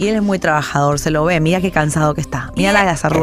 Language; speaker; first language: Spanish; native; Spanish